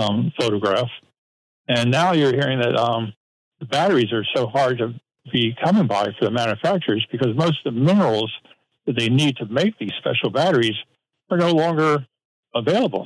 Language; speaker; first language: English; native; English